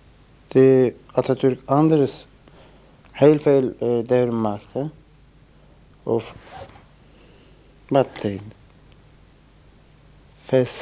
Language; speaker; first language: Dutch; non-native, learner; Turkish